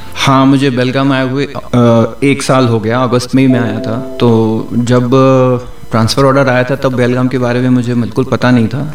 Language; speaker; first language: Hindi; native; Hindi